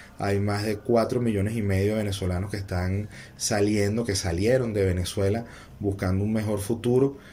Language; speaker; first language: Spanish; native; Spanish